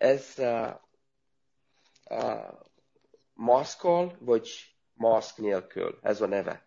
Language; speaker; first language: Hungarian; non-native, learner; Romanian